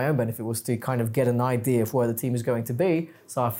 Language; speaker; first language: English; non-native, fluent; Bulgarian